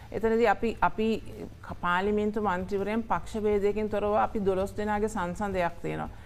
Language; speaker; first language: Sinhala; native; Sinhala